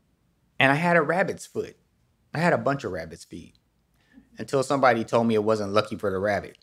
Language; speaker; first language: English; native; English